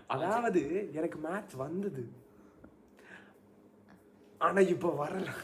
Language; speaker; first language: Tamil; non-native, learner; Malayalam